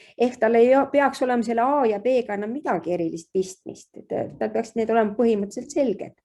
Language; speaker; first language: Estonian; native; Estonian